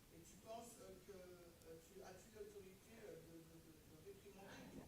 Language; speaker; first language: French; native; French